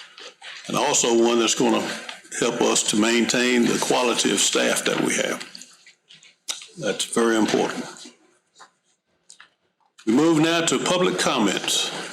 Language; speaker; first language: English; native; English